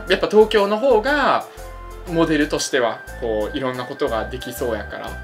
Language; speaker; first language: Japanese; early bilingual, other home language; Russian